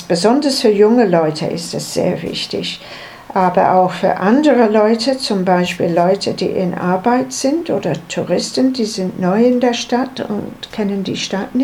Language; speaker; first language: German; non-native, learner; English